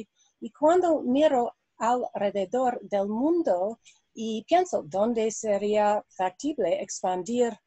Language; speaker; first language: Spanish; non-native, learner; English